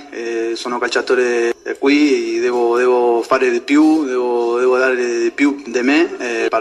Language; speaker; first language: Italian; non-native, learner; Spanish